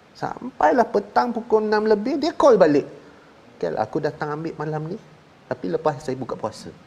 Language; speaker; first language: Malay; non-native, local second language; Chinese